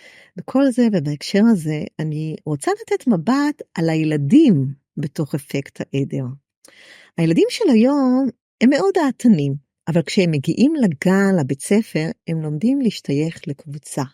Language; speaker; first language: Hebrew; native; Hebrew